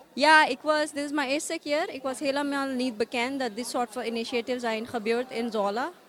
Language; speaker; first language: Dutch; non-native, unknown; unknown